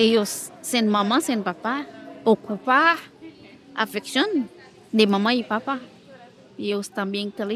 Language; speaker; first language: Spanish; non-native, learner; Haitian Creole